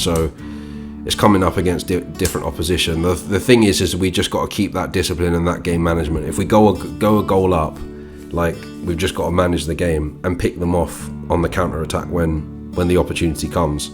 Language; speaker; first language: English; native; English